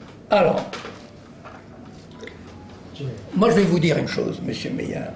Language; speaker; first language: French; native; French